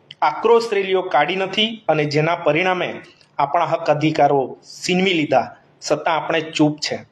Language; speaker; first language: Gujarati; non-native, local second language; Gamit